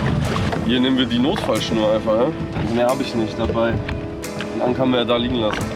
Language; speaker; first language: German; native; German